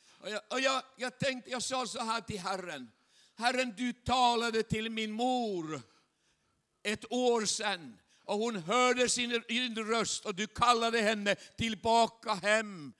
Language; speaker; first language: Swedish; non-native, fluent; Chinese